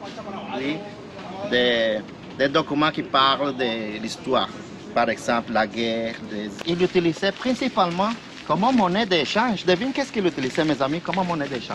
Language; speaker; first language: French; non-native, fluent; Spanish